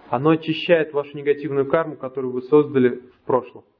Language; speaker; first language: Russian; native; Russian